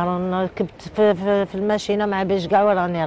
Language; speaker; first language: Arabic; native; Arabic